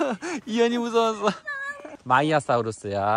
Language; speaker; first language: Korean; native; Korean